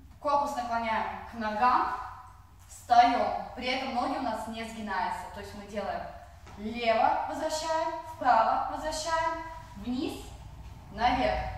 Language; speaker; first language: Russian; non-native, fluent; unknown